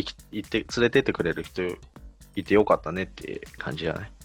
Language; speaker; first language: Japanese; native; Japanese